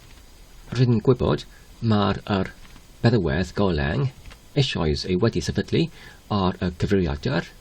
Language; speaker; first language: Welsh; non-native, learner; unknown